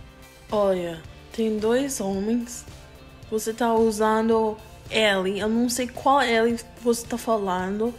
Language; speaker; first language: Portuguese; non-native, learner; English